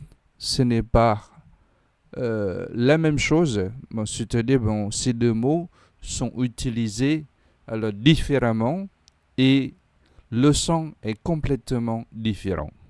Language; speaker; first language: French; non-native, fluent; Khmer